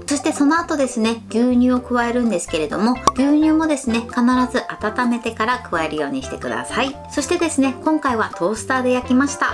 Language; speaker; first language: Japanese; native; Japanese